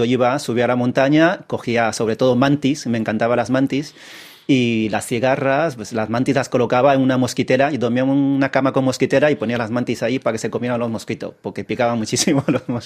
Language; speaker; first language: Spanish; early bilingual, other home language; Chinese